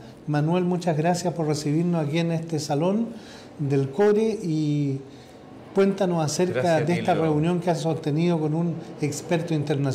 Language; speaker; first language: Spanish; native; Spanish